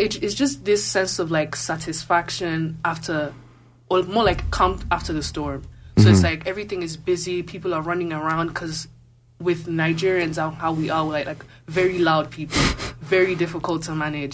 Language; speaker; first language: English; non-native, local second language; Igbo